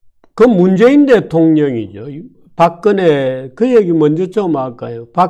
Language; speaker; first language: Korean; native; Korean